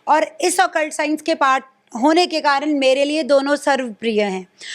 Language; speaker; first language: Hindi; non-native, local second language; Punjabi